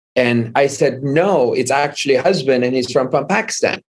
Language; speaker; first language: English; non-native, fluent; Armenian